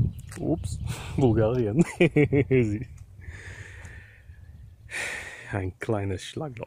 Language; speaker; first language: German; non-native, fluent; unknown